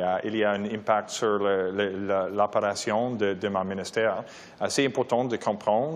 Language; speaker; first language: French; non-native, local second language; English